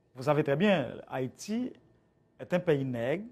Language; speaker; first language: French; native; French